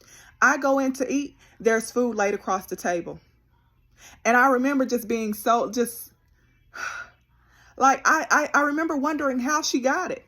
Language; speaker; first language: English; native; English